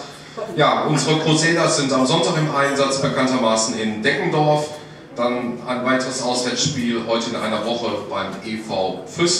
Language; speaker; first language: German; native; German